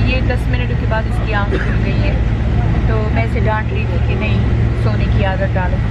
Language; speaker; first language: Urdu; non-native, local second language; Pashto